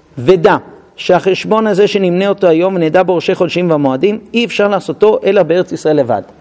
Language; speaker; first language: Hebrew; non-native, fluent; English